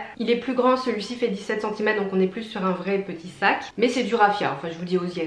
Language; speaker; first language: French; native; French